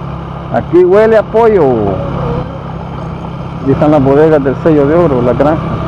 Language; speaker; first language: Spanish; native; Spanish